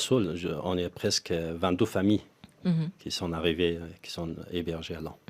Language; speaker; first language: French; non-native, fluent; Persian